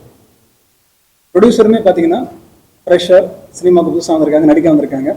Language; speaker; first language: Tamil; native; Tamil